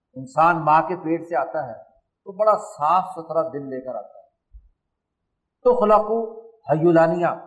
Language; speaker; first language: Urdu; non-native, local second language; Punjabi